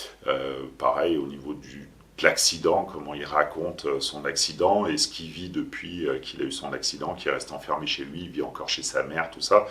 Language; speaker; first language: French; native; French